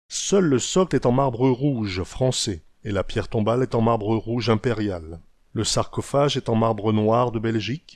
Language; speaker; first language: French; native; French